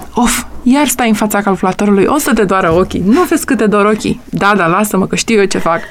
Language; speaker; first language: Romanian; native; Romanian